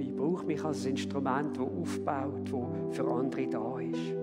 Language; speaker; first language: German; native; German